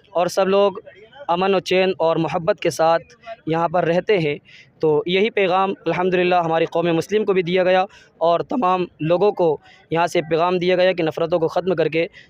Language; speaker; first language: Urdu; native; Urdu